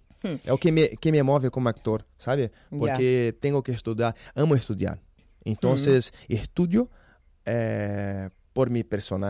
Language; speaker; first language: Spanish; non-native, learner; Portuguese